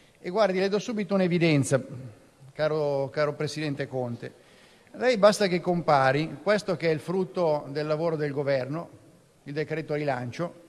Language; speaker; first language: Italian; native; Italian